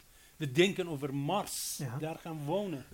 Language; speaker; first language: Dutch; non-native, fluent; Persian